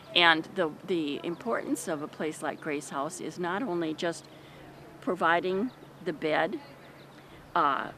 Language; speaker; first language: English; native; English